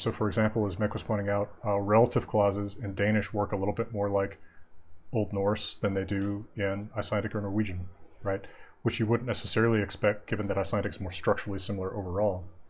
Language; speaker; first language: English; native; English